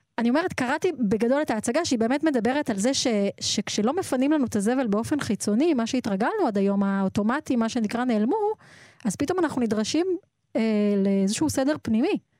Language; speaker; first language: Hebrew; native; Hebrew